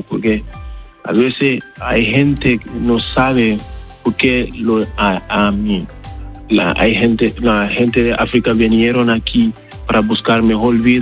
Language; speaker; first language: Spanish; non-native, learner; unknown